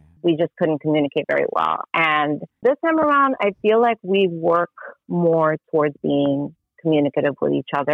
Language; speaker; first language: English; native; English